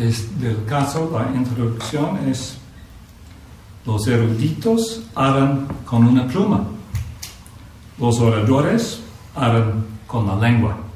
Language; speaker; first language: Spanish; non-native, fluent; English